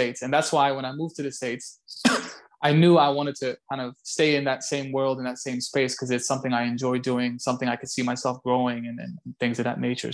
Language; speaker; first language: English; non-native, fluent; Turkish